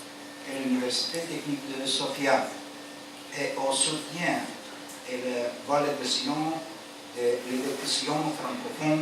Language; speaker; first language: French; non-native, learner; Bulgarian